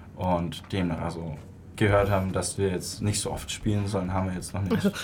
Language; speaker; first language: German; native; German